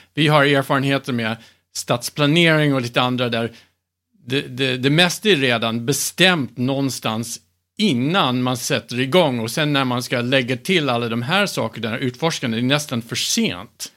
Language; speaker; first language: Swedish; non-native, fluent; English